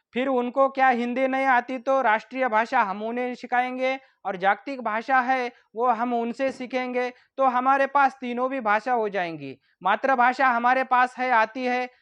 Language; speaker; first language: Hindi; non-native, local second language; Marathi